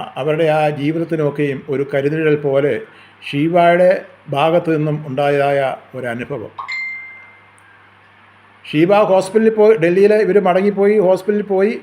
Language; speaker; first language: Malayalam; native; Malayalam